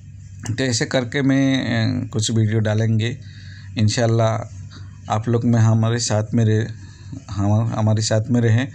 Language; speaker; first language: Hindi; non-native, local second language; Bangla